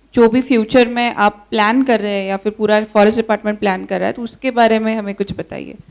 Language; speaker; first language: Hindi; non-native, local second language; Marathi